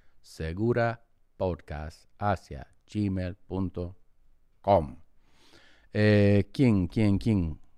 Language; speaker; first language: Spanish; early bilingual, heritage; English